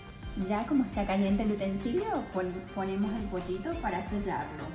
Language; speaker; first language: Spanish; native; Spanish